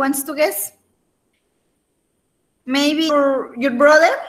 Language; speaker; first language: English; non-native, learner; Spanish